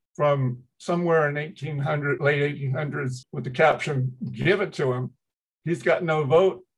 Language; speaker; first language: English; early bilingual, other home language; Chinese